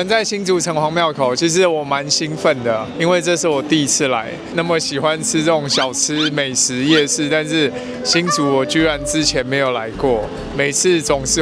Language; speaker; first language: Chinese; native; Chinese